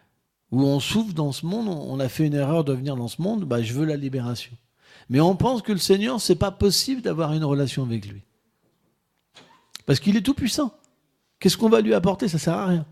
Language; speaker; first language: French; native; French